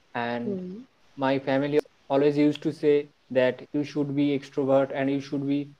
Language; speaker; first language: English; non-native, local second language; Bangla